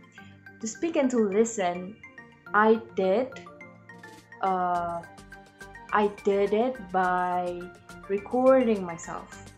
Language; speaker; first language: English; non-native, learner; Indonesian